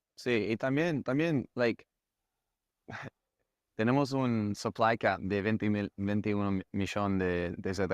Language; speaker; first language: Spanish; non-native, fluent; English